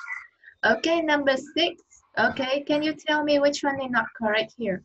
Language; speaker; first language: English; non-native, learner; Vietnamese